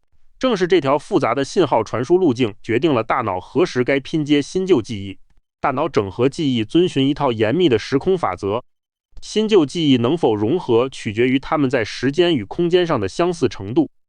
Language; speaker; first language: Chinese; native; Chinese